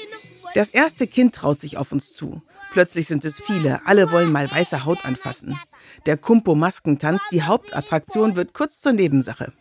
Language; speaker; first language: German; native; German